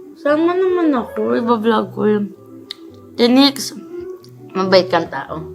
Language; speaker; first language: Filipino; native; Filipino